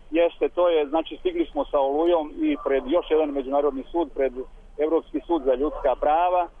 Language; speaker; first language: Croatian; native; Croatian